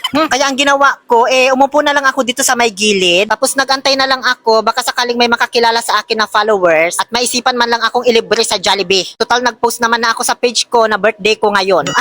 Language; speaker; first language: Filipino; non-native, local second language; Pangasinan